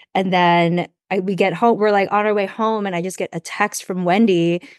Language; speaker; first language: English; native; English